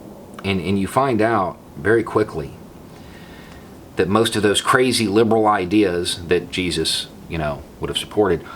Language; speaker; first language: English; native; English